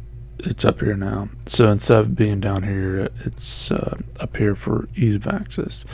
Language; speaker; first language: English; native; English